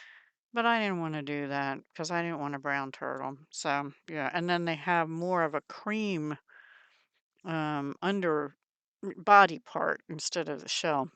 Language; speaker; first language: English; native; English